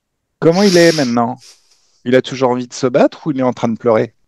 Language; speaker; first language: French; native; French